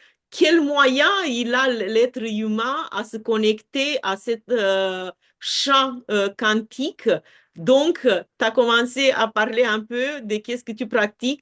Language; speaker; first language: French; non-native, fluent; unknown